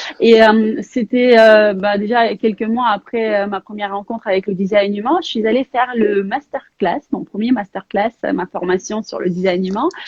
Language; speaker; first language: French; non-native, fluent; Russian